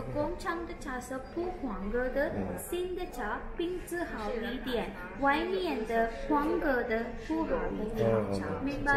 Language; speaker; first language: Chinese; non-native, learner; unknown